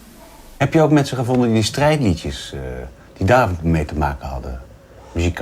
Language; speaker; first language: Dutch; native; Dutch